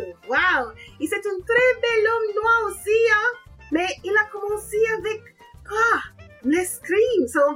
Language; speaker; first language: French; non-native, learner; English